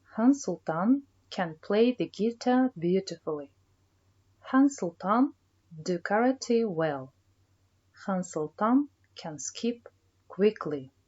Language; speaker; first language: English; non-native, fluent; Kazakh